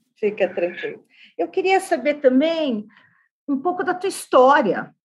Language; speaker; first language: Portuguese; native; Portuguese